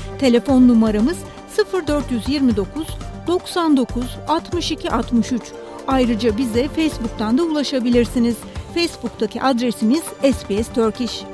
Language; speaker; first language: Turkish; native; Turkish